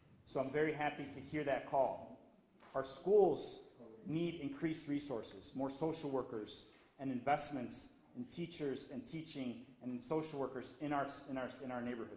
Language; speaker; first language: English; early bilingual, other home language; Spanish